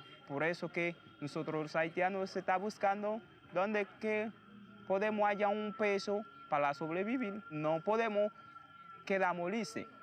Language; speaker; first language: Spanish; non-native, learner; Haitian Creole